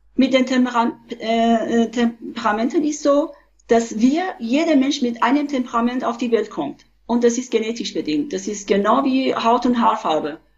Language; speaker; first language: German; non-native, fluent; Persian